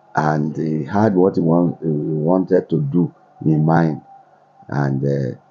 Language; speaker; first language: English; non-native, local second language; Yoruba